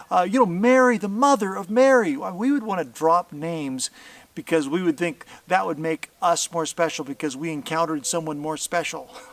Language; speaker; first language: English; native; English